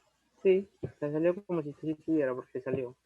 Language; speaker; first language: Spanish; native; Spanish